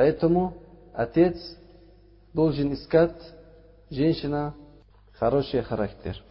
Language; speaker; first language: Russian; non-native, fluent; Uzbek